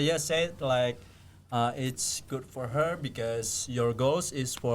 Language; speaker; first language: English; non-native, fluent; Indonesian